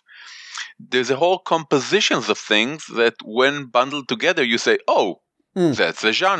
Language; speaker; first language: English; non-native, fluent; Hebrew